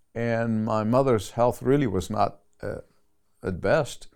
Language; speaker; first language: English; non-native, fluent; Arabic